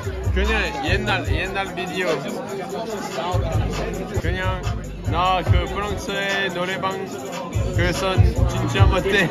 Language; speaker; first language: Korean; non-native, learner; French